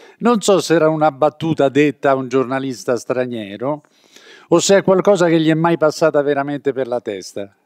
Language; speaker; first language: Italian; native; Italian